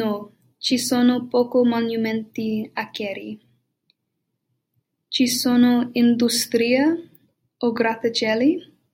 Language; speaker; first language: Italian; non-native, learner; English